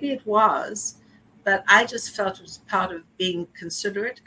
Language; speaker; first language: English; native; English